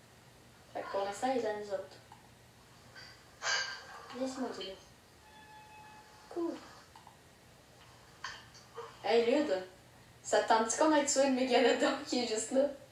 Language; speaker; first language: French; native; French